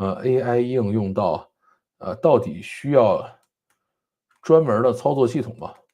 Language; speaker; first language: Chinese; native; Chinese